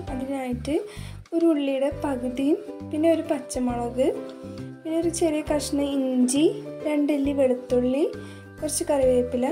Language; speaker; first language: Malayalam; native; Malayalam